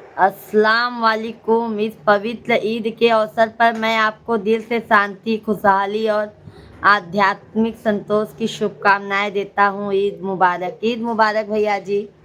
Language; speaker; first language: Hindi; native; Hindi